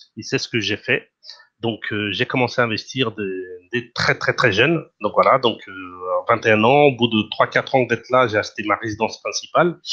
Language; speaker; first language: French; non-native, fluent; Portuguese